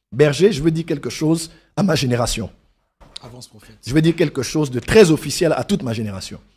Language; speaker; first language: French; non-native, local second language; Lingala